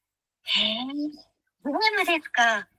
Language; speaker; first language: Japanese; non-native, learner; Bangla